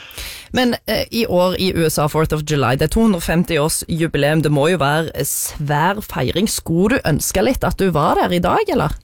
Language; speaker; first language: Norwegian; native; Norwegian